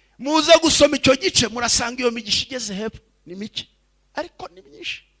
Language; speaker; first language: Kinyarwanda; early bilingual, heritage; Kinyarwanda